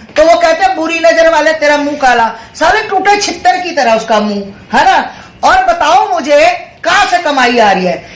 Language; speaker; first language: Hindi; native; Hindi